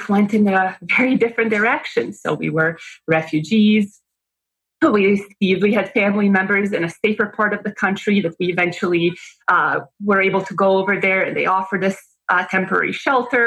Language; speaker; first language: English; non-native, fluent; Bosnian